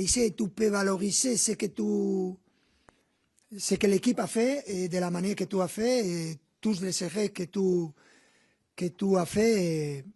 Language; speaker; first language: French; non-native, fluent; Spanish